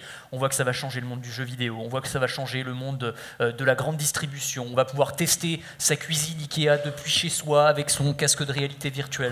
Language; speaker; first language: French; native; French